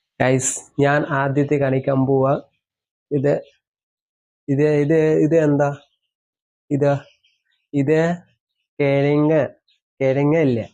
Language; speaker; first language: Malayalam; non-native, learner; Assamese